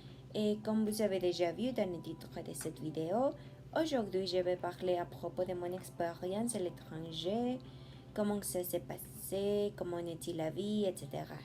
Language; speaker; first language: French; non-native, learner; Spanish